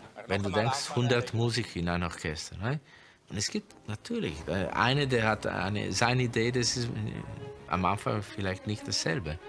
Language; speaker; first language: German; non-native, fluent; Italian